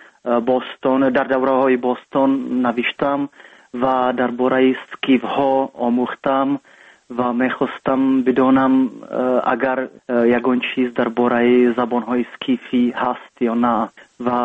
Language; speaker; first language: Persian; non-native, learner; Czech